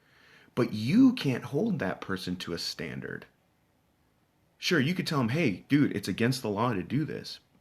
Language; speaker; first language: English; native; English